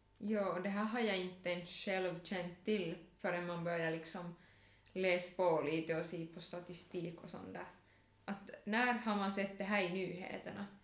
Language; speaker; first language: Swedish; native; Swedish